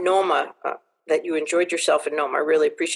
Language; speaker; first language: English; native; English